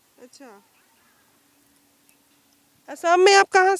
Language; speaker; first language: Hindi; native; Hindi